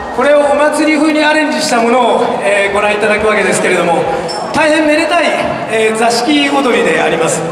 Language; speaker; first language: Japanese; native; Japanese